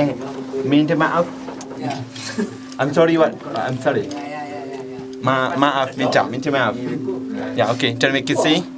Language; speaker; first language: Indonesian; non-native, learner; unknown